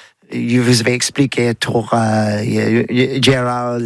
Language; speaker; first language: French; non-native, learner; English